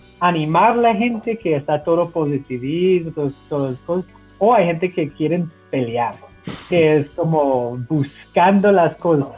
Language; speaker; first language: Spanish; non-native, fluent; English